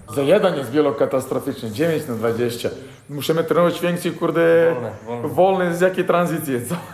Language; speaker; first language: Polish; non-native, fluent; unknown